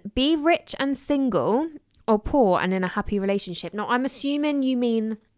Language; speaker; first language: English; native; English